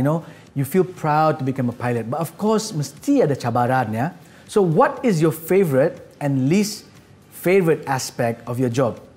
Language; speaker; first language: English; non-native, local second language; Malay